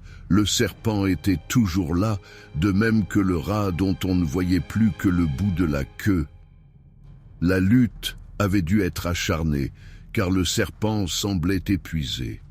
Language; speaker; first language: French; native; French